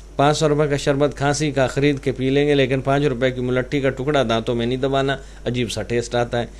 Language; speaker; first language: Urdu; non-native, local second language; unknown